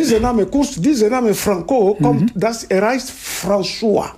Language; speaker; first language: German; non-native, fluent; Lingala